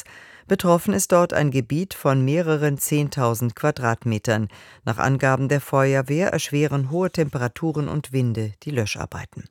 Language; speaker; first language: German; native; German